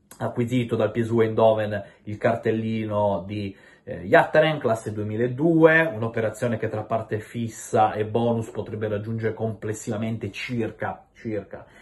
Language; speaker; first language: Italian; native; Italian